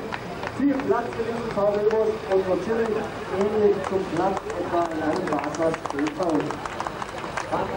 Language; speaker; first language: German; native; German